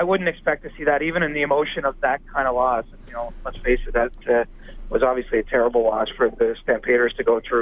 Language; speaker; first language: English; native; English